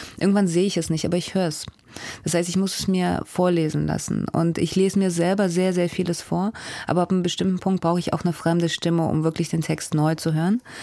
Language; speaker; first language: German; early bilingual, other home language; Russian